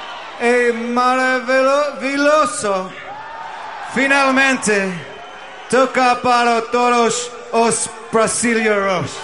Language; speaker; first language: Portuguese; non-native, learner; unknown